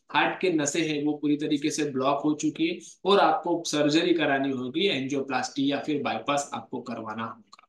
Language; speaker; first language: Hindi; non-native, local second language; Marathi